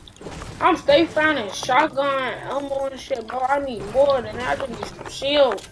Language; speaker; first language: English; native; English